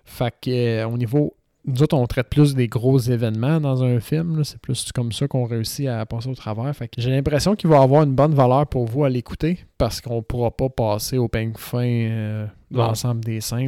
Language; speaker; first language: French; native; French